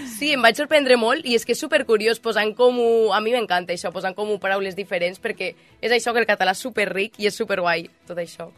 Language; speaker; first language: Catalan; native; Catalan